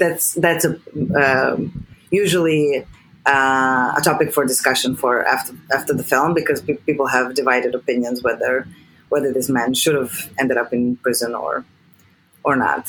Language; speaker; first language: English; non-native, fluent; Serbian